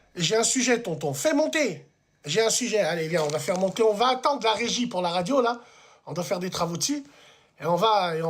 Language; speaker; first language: French; early bilingual, other home language; Arabic